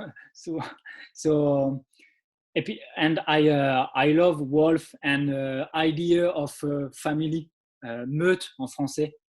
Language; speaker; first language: English; non-native, learner; French